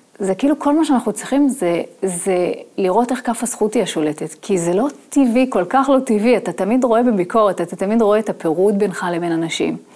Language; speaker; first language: Hebrew; native; Hebrew